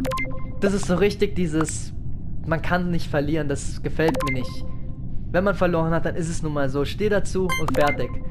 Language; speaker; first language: German; native; German